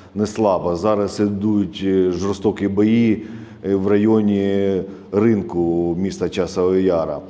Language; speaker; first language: Ukrainian; native; Ukrainian